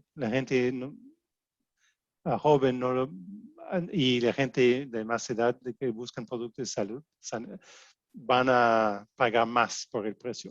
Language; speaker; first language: Spanish; non-native, fluent; French